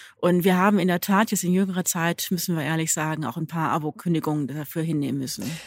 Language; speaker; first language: German; native; German